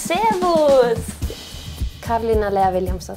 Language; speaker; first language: German; non-native, learner; Icelandic